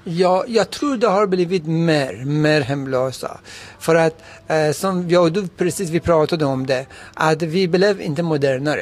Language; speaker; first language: Swedish; non-native, fluent; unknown